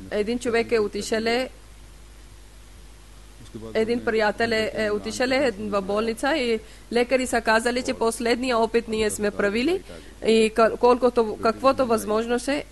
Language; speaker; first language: Bulgarian; non-native, learner; Urdu